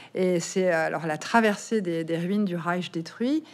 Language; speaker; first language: French; native; French